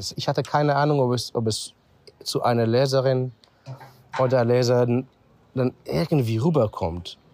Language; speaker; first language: German; non-native, fluent; Hebrew